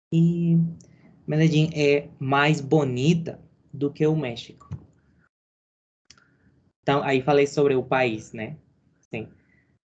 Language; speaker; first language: Portuguese; non-native, learner; Spanish